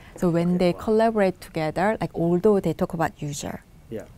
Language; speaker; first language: English; non-native, fluent; Korean